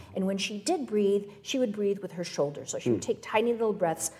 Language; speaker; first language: English; native; English